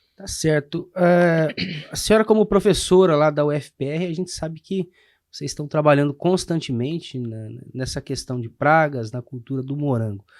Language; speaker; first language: Portuguese; native; Portuguese